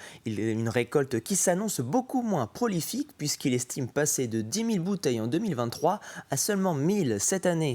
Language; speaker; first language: French; native; French